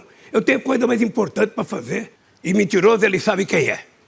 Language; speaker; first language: Portuguese; native; Portuguese